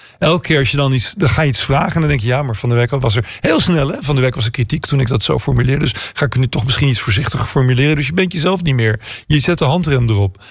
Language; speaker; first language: Dutch; native; Dutch